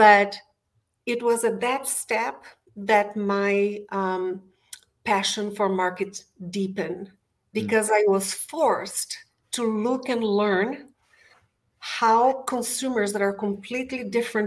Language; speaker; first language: English; non-native, fluent; Portuguese